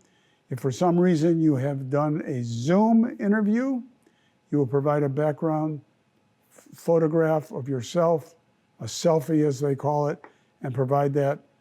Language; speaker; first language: English; native; English